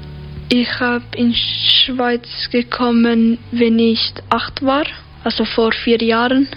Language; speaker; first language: German; early bilingual, other home language; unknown